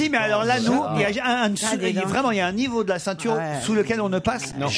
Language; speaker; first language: French; native; French